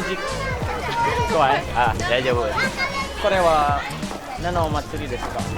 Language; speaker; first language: Japanese; non-native, learner; Indonesian